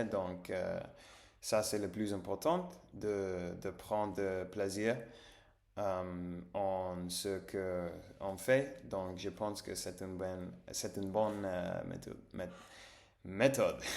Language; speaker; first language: French; non-native, learner; English